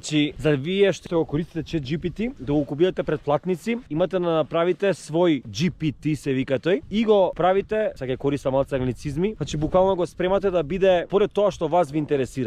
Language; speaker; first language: Macedonian; native; Macedonian